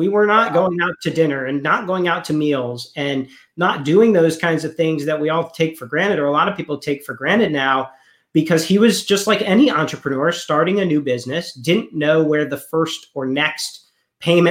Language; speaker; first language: English; native; English